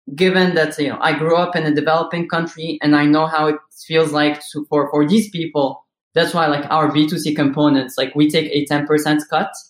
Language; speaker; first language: English; non-native, fluent; Arabic